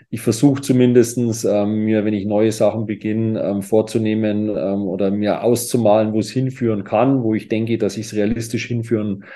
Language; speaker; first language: German; native; German